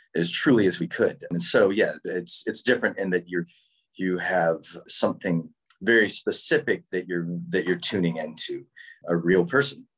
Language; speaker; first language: English; native; English